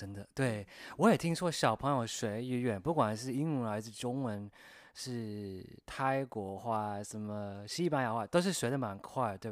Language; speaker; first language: Chinese; non-native, fluent; English